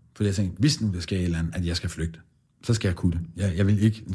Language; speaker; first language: Danish; non-native, fluent; Persian